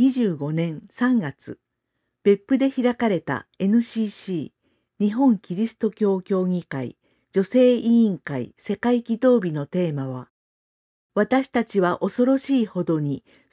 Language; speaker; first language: Japanese; non-native, fluent; Korean